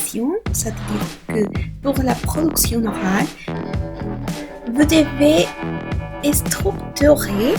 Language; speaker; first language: French; non-native, learner; Spanish